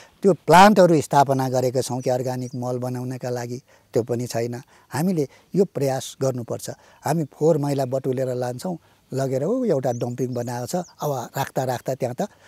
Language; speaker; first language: Nepali; native; Nepali